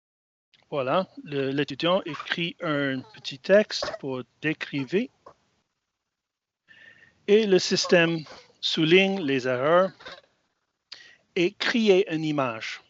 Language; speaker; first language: French; non-native, fluent; English